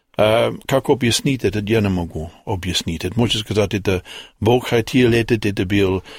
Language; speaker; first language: Russian; non-native, learner; English